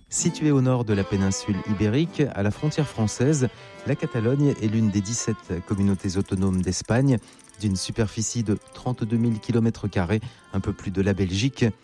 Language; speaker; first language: French; native; French